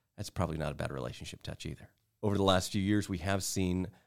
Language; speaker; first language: English; native; English